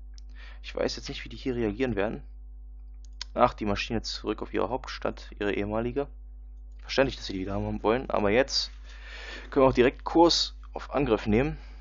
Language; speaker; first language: German; native; German